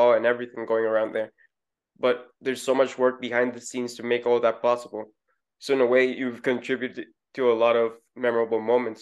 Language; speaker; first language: English; non-native, fluent; Spanish